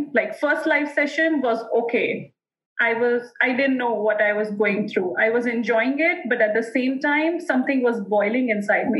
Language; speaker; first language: English; non-native, local second language; Hindi